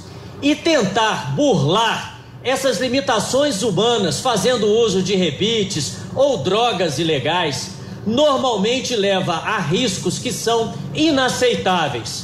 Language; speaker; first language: Portuguese; native; Portuguese